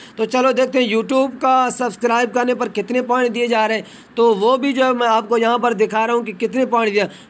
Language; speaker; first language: Hindi; non-native, local second language; Punjabi